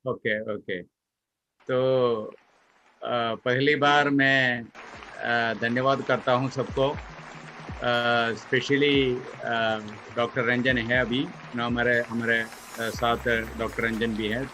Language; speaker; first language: Hindi; non-native, local second language; Malayalam